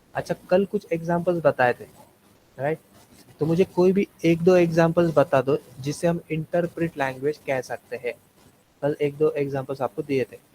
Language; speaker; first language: Hindi; non-native, local second language; Marathi